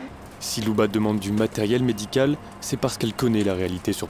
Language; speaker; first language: French; native; French